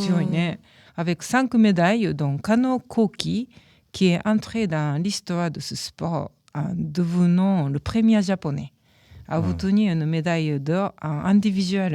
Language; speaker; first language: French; non-native, learner; Japanese